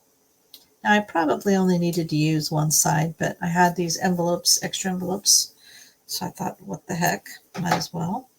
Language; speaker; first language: English; native; English